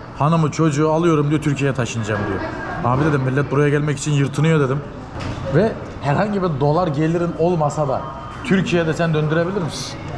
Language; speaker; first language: Turkish; native; Turkish